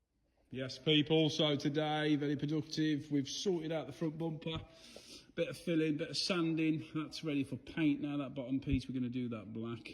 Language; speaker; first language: English; native; English